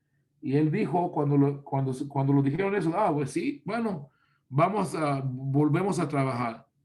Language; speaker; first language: Spanish; non-native, fluent; Hebrew